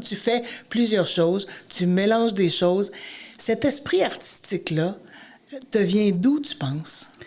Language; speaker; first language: French; native; French